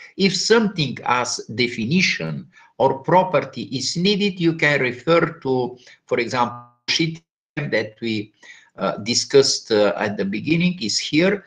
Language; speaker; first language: English; non-native, fluent; Bulgarian